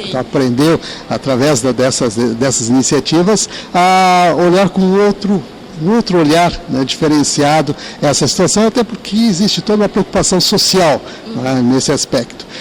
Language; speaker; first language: Portuguese; native; Portuguese